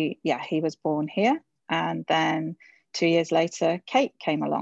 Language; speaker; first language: English; native; English